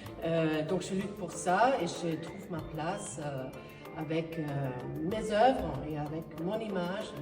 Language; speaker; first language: French; non-native, fluent; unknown